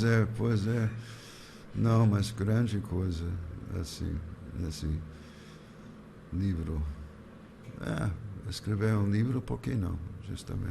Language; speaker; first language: Portuguese; non-native, fluent; English